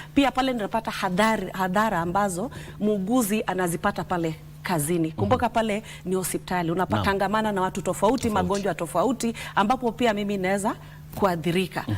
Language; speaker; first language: Swahili; native; Swahili